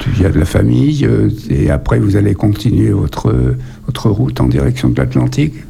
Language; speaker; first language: French; native; French